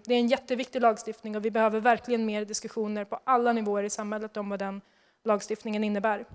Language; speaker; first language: Swedish; native; Swedish